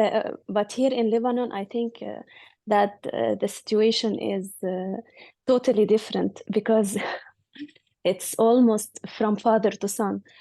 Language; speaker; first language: English; non-native, fluent; Arabic